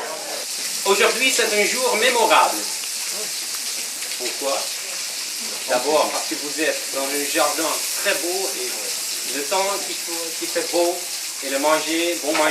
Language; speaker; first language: French; non-native, fluent; Dutch